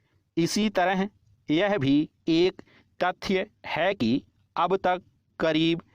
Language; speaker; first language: Hindi; native; Hindi